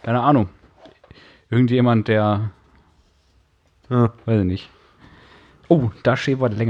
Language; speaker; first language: German; native; German